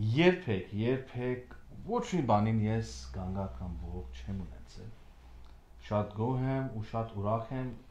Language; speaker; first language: Armenian; non-native, fluent; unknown